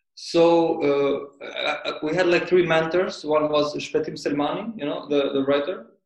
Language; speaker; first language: English; non-native, fluent; Albanian